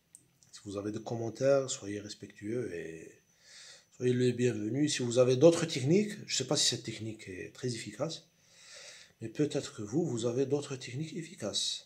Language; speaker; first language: French; non-native, local second language; Arabic